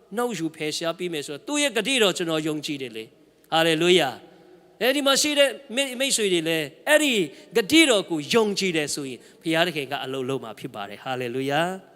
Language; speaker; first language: Burmese; non-native, local second language; Tedim Chin